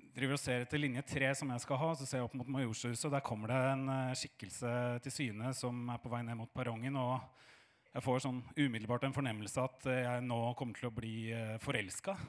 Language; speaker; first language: Norwegian; native; Norwegian